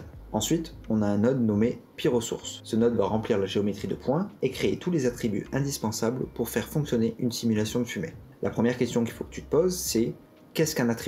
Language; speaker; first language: French; native; French